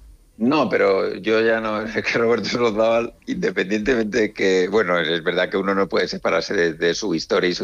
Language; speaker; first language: Spanish; native; Spanish